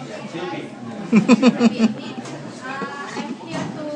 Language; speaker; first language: English; non-native, learner; Indonesian